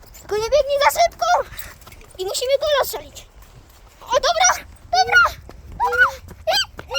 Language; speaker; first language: Polish; native; Polish